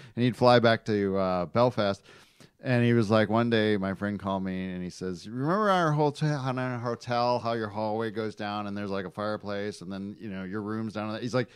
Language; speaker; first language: English; native; English